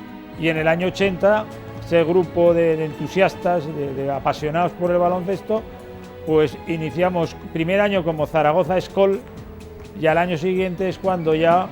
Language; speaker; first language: Spanish; native; Spanish